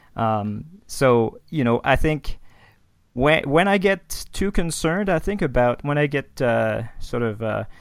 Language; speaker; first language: English; non-native, fluent; French